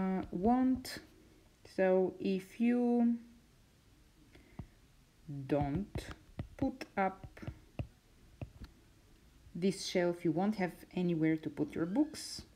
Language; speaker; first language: English; non-native, fluent; Bulgarian